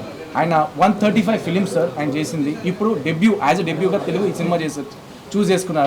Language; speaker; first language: Telugu; native; Telugu